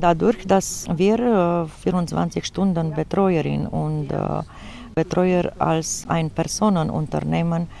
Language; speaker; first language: German; non-native, fluent; Romanian